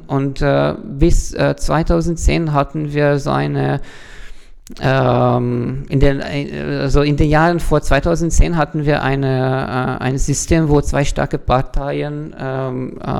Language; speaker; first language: German; non-native, fluent; Hungarian